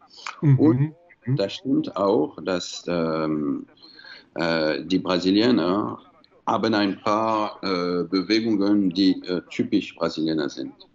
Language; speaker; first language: German; non-native, fluent; French